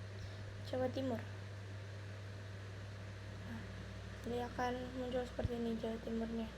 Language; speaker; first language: Indonesian; native; Indonesian